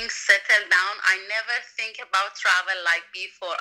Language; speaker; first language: English; non-native, learner; Persian